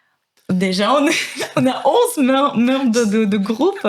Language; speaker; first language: French; non-native, fluent; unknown